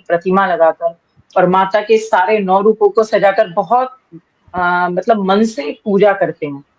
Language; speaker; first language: Hindi; native; Hindi